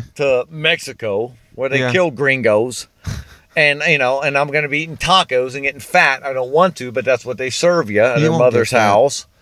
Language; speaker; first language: English; native; English